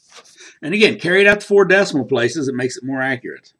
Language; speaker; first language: English; native; English